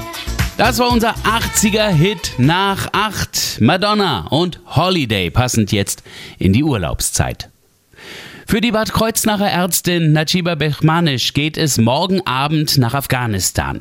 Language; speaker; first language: German; native; German